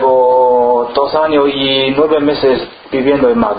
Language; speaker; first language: Spanish; non-native, learner; Chinese